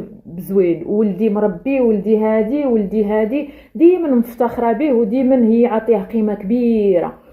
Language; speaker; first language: Arabic; native; Arabic